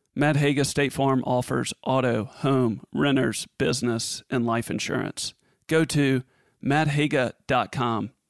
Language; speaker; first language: English; native; English